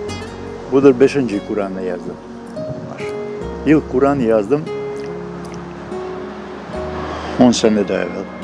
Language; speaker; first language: Turkish; non-native, local second language; Bosnian